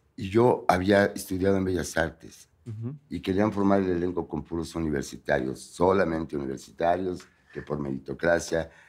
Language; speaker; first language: Spanish; native; Spanish